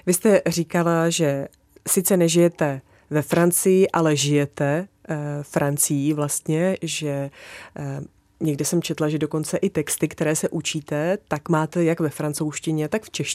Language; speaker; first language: Czech; native; Czech